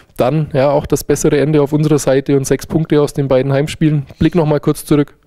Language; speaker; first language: German; native; German